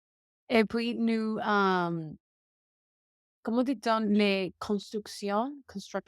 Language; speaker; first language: French; non-native, learner; English